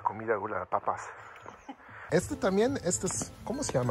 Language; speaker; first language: Spanish; non-native, learner; German